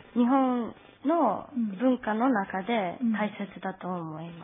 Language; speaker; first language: Japanese; non-native, fluent; English